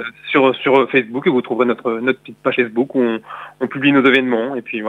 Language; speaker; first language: French; native; French